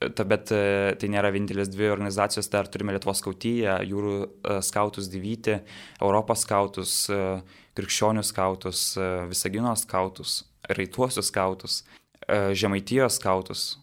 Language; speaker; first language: Lithuanian; native; Lithuanian